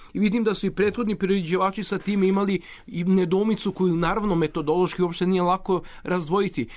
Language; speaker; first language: Serbian; native; Serbian